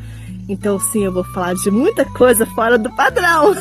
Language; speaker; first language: Portuguese; native; Portuguese